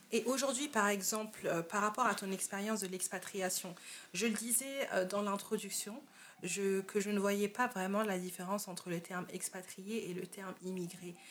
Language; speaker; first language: French; native; French